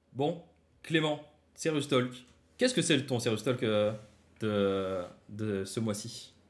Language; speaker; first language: French; native; French